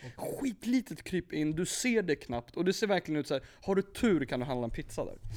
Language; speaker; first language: Swedish; early bilingual, other home language; Kurdish